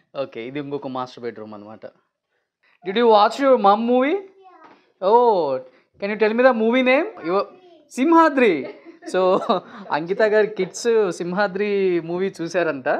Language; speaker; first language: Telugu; native; Telugu